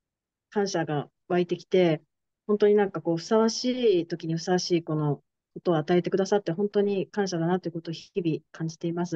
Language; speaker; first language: Japanese; native; Japanese